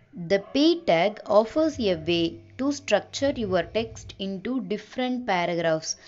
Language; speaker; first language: English; non-native, local second language; Tamil